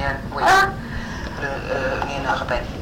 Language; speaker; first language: French; non-native, fluent; Finnish